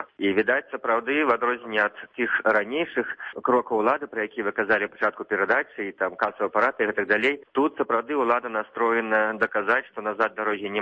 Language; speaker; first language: Belarusian; native; Belarusian